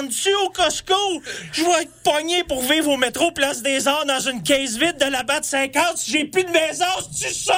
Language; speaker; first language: French; native; French